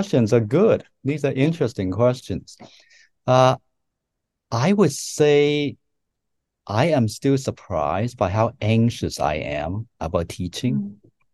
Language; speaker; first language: English; non-native, local second language; Cantonese